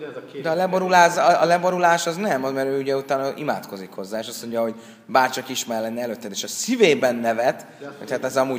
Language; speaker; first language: Hungarian; native; Hungarian